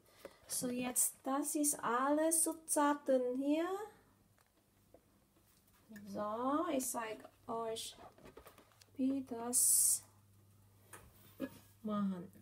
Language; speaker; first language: German; non-native, learner; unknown